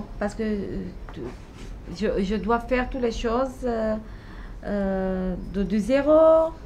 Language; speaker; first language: French; non-native, learner; Arabic